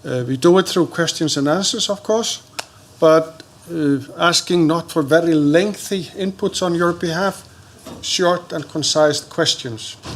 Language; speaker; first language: English; non-native, fluent; Icelandic